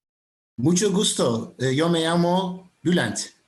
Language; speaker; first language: Spanish; non-native, learner; Turkish